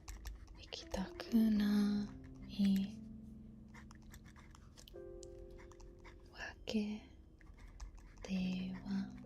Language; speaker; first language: Japanese; non-native, learner; Spanish